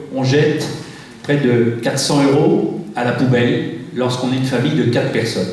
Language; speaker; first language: French; native; French